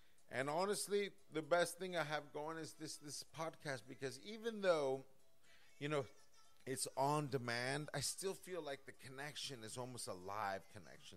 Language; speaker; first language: English; early bilingual, other home language; Spanish